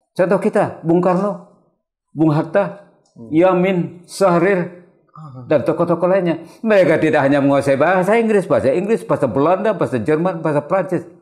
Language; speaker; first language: Indonesian; non-native, local second language; Malay